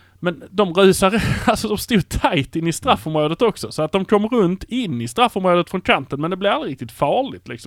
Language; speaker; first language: Swedish; native; Swedish